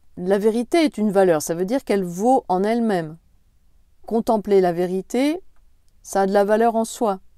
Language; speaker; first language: French; native; French